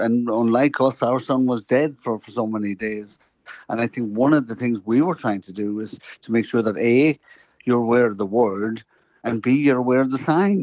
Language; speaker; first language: English; native; English